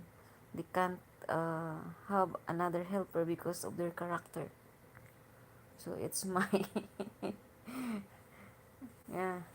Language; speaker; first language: English; non-native, learner; Hiligaynon